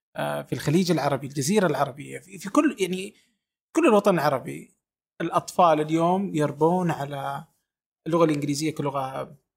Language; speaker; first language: Arabic; native; Arabic